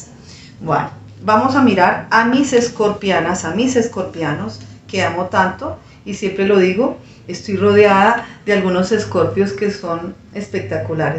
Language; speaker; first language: Spanish; native; Spanish